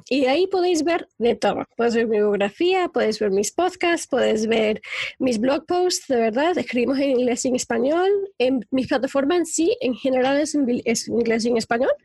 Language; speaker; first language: Spanish; native; Spanish